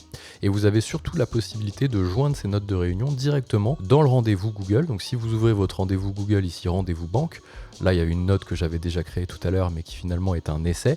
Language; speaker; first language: French; native; French